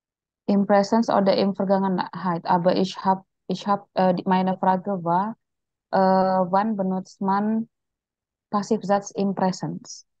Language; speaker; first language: German; non-native, fluent; Indonesian